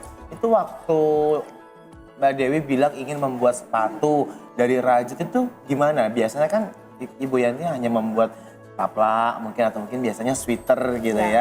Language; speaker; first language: Indonesian; native; Indonesian